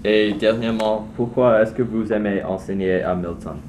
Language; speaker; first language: French; non-native, fluent; English